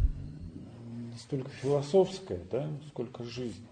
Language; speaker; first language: Russian; native; Russian